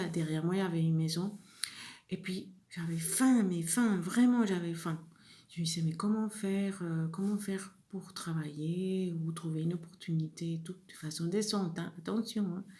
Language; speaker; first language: French; non-native, fluent; Spanish